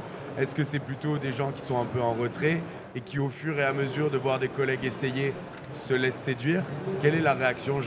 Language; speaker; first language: French; native; French